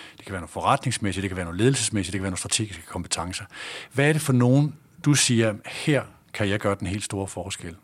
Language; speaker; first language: Danish; native; Danish